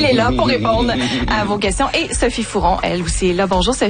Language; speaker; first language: French; native; French